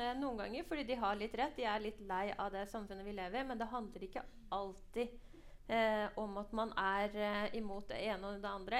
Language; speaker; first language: Norwegian; early bilingual, other home language; Persian